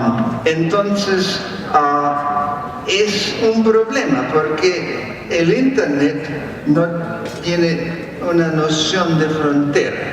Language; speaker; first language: Spanish; non-native, fluent; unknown